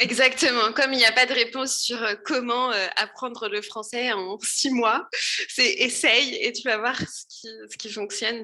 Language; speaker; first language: French; native; French